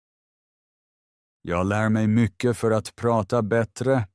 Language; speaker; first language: Swedish; non-native, fluent; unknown